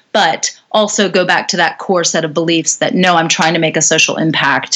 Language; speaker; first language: English; native; English